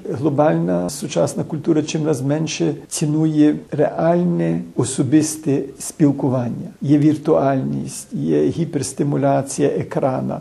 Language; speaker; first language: Ukrainian; early bilingual, heritage; Ukrainian